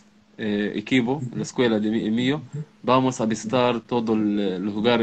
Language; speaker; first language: Spanish; non-native, learner; Arabic